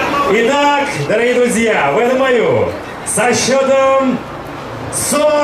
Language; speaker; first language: Russian; native; Russian